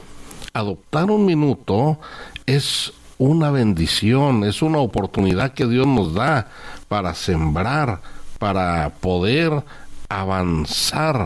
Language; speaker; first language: Spanish; native; Spanish